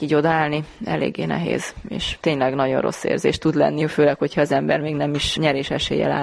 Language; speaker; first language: Hungarian; native; Hungarian